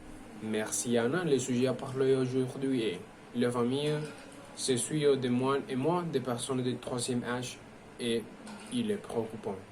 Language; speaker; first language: French; non-native, learner; Spanish